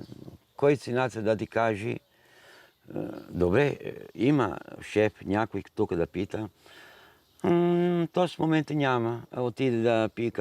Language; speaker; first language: Bulgarian; non-native, learner; Italian